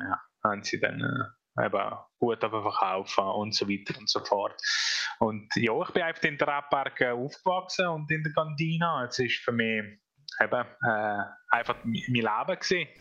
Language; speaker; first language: German; non-native, fluent; Italian